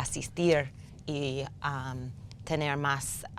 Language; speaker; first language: Spanish; non-native, learner; English